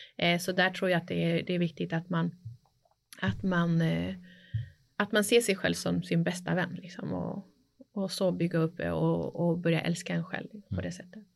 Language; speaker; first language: Swedish; early bilingual, other home language; Spanish